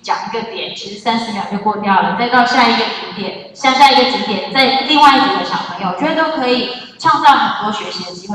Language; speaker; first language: Chinese; native; Chinese